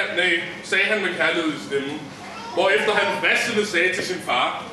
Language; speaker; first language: Danish; native; Danish